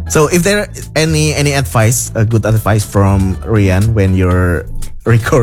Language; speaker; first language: English; non-native, fluent; Indonesian